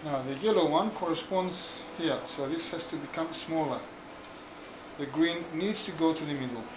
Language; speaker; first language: English; non-native, fluent; Greek